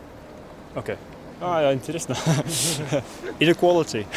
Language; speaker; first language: Russian; non-native, learner; English